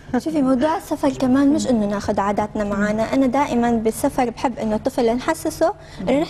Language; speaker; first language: Arabic; native; Arabic